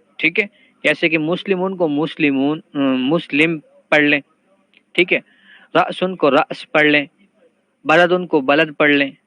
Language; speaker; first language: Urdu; native; Urdu